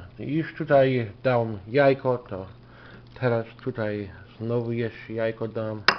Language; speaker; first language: Polish; early bilingual, heritage; Polish